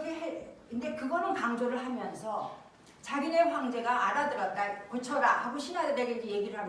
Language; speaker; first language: Korean; native; Korean